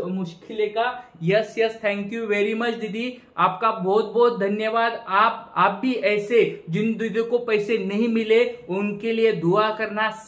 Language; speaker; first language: Hindi; non-native, local second language; Marathi